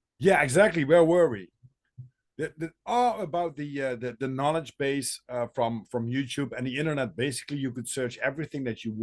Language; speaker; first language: English; non-native, fluent; Dutch